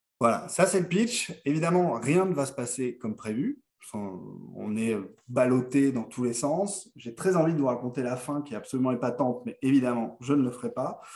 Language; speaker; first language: French; native; French